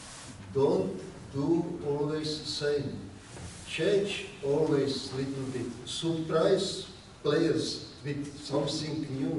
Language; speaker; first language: English; non-native, learner; Czech